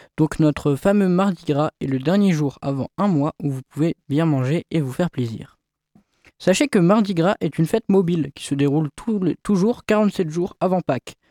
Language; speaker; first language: French; native; French